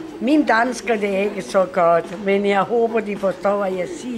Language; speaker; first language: Swedish; non-native, learner; Italian